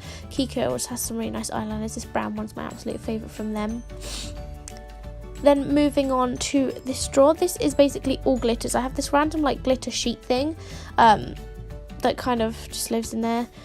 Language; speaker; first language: English; native; English